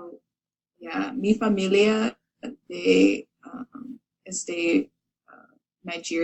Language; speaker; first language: Spanish; non-native, learner; English